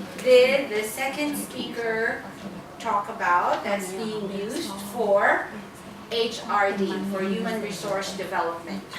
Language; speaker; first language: English; non-native, fluent; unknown